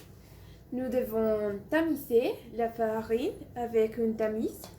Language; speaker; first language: French; non-native, learner; Spanish